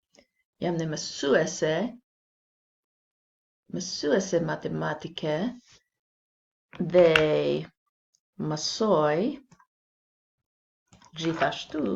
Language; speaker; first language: Albanian; non-native, learner; English